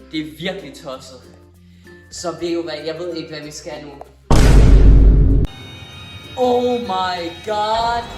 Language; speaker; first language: Danish; native; Danish